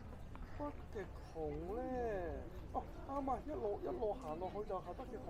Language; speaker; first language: Cantonese; native; Cantonese